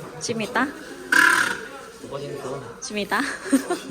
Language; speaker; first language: Korean; non-native, learner; Filipino